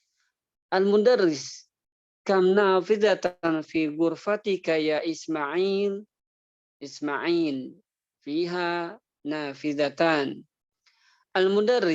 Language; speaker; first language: Arabic; non-native, fluent; Indonesian